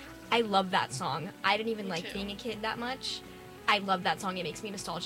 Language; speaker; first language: English; native; English